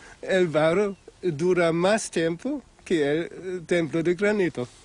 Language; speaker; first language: Spanish; non-native, fluent; German